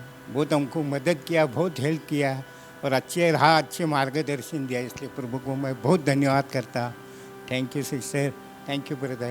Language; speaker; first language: Hindi; non-native, local second language; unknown